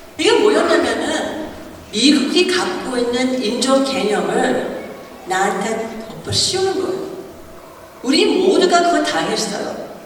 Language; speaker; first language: Korean; early bilingual, heritage; Korean